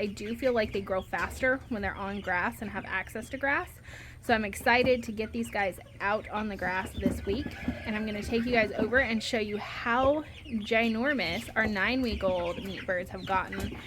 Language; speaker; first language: English; native; English